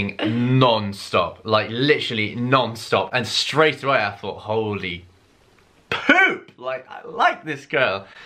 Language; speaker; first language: English; native; English